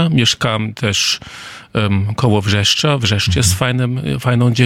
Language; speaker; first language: Polish; non-native, fluent; German